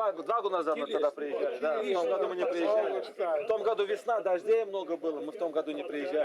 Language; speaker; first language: Russian; native; Russian